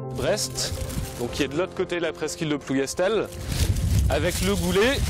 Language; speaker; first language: French; native; French